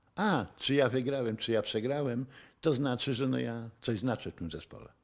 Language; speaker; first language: Polish; native; Polish